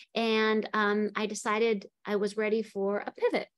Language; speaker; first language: English; native; English